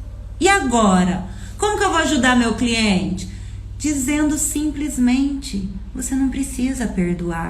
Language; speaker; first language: Portuguese; native; Portuguese